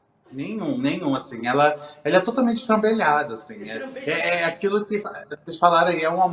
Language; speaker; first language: Portuguese; native; Portuguese